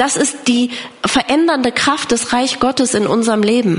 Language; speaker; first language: German; non-native, fluent; English